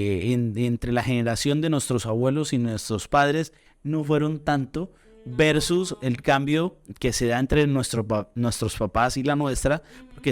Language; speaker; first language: Spanish; native; Spanish